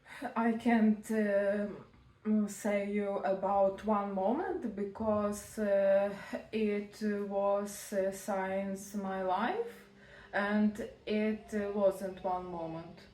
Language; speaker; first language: English; non-native, learner; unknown